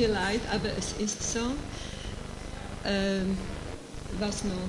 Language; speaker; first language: German; non-native, fluent; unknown